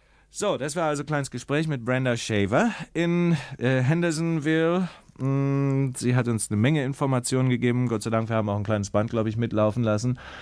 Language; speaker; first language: German; native; German